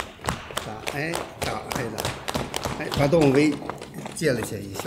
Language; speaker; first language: Russian; non-native, learner; Chinese